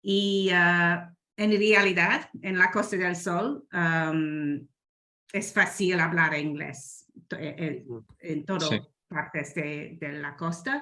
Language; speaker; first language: Spanish; non-native, learner; English